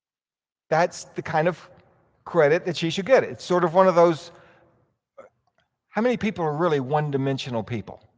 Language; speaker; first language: English; native; English